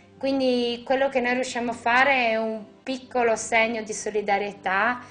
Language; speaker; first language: Italian; native; Italian